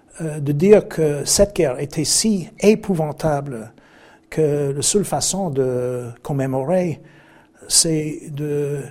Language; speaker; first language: French; non-native, fluent; English